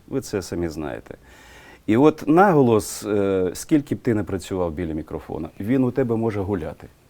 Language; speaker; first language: Ukrainian; non-native, local second language; Russian